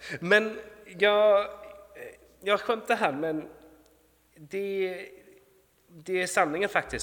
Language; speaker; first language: Swedish; non-native, fluent; English